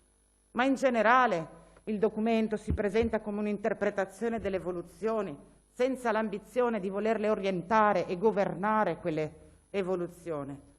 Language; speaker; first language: Italian; native; Italian